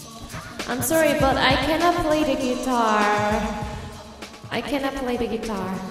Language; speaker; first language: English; non-native, learner; Korean